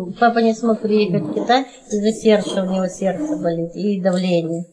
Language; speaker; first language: Russian; native; Russian